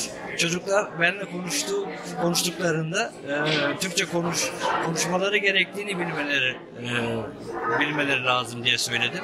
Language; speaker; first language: Turkish; early bilingual, other home language; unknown